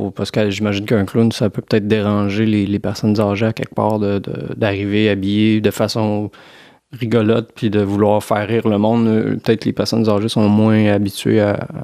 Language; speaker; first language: French; native; French